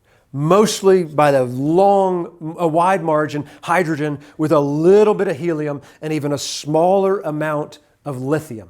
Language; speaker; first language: English; native; English